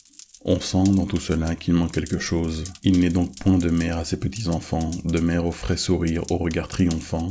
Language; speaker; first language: French; native; French